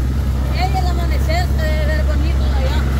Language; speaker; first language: Spanish; native; Spanish